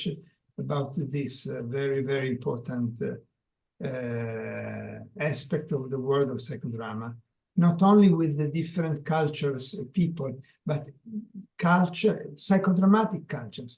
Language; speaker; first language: English; non-native, learner; Italian